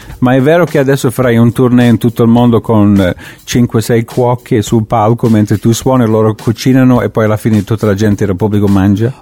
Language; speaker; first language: Italian; non-native, fluent; English